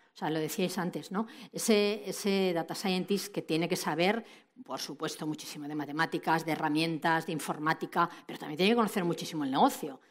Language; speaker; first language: Spanish; native; Spanish